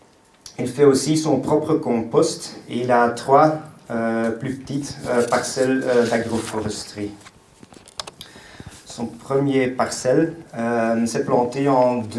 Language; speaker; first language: French; non-native, local second language; Dutch